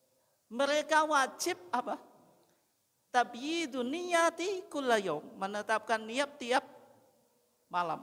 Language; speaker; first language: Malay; non-native, local second language; Javanese